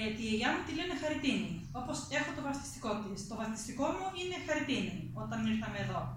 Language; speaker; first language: Greek; early bilingual, heritage; Greek